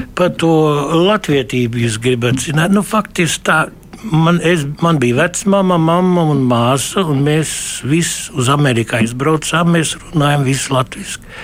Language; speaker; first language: Latvian; early bilingual, heritage; Latvian